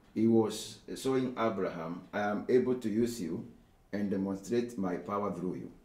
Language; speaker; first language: English; non-native, local second language; Swahili